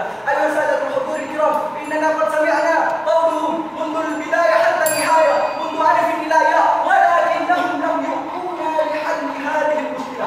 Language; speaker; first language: Arabic; non-native, learner; Indonesian